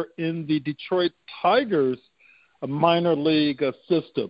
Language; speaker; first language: English; native; English